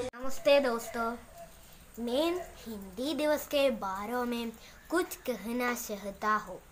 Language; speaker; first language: Hindi; non-native, local second language; Malayalam